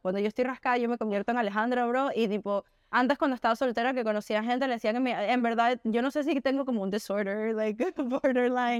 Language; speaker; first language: Spanish; native; Spanish